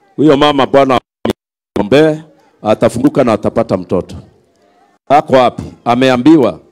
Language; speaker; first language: Swahili; non-native, local second language; Kikuyu